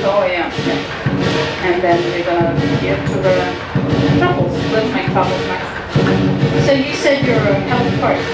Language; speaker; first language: English; non-native, fluent; Russian